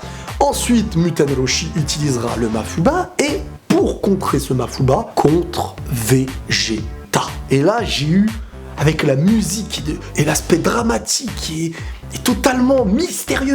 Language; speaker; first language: French; native; French